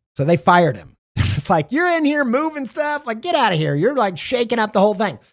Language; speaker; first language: English; native; English